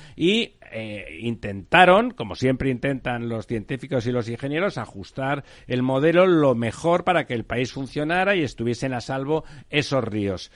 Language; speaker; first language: Spanish; native; Spanish